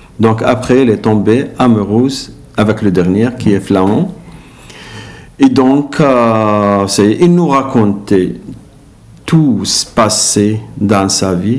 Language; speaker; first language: French; non-native, learner; Arabic